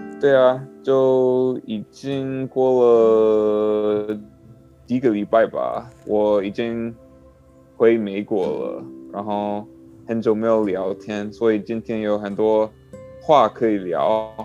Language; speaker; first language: Chinese; non-native, learner; English